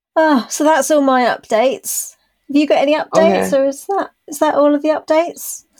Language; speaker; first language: English; native; English